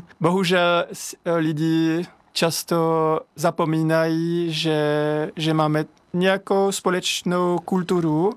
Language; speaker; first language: Czech; non-native, fluent; French